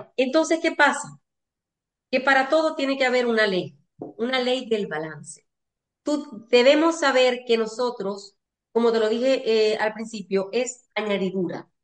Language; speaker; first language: Spanish; native; Spanish